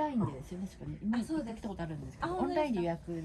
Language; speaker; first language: Japanese; native; Japanese